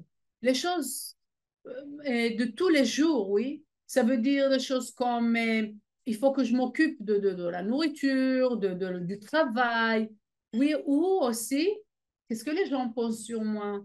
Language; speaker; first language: French; non-native, fluent; Hebrew